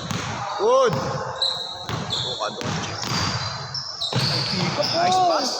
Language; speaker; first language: English; non-native, local second language; Filipino